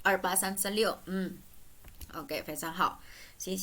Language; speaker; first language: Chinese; non-native, fluent; Indonesian